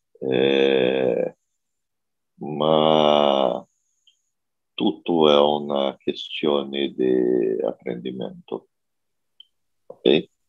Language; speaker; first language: Italian; non-native, learner; Portuguese